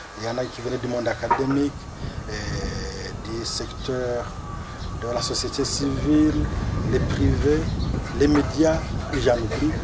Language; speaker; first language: French; non-native, local second language; Rundi